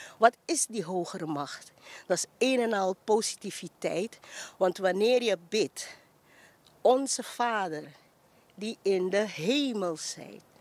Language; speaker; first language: Dutch; native; Dutch